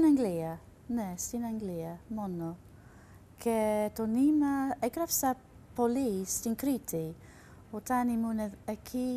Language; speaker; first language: Greek; non-native, learner; English